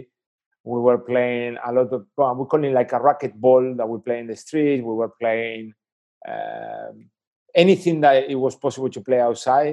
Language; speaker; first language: English; non-native, fluent; Spanish